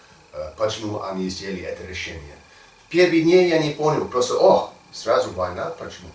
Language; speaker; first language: Russian; non-native, learner; English